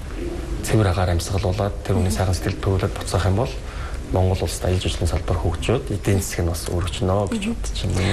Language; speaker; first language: Mongolian; native; Mongolian